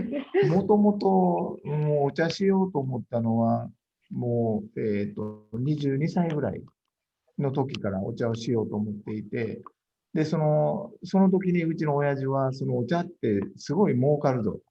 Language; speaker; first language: Japanese; native; Japanese